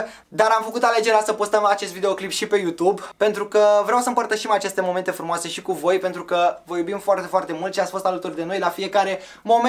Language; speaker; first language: Romanian; native; Romanian